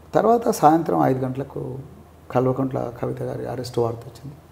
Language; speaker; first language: Telugu; native; Telugu